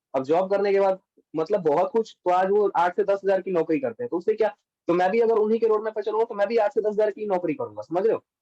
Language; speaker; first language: Hindi; native; Hindi